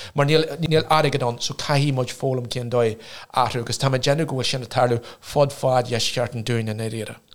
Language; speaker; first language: Irish; non-native, local second language; English